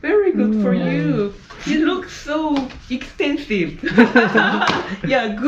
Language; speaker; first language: English; non-native, learner; Korean